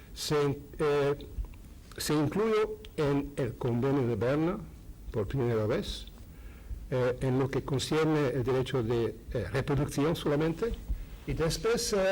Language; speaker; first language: Spanish; non-native, fluent; Hungarian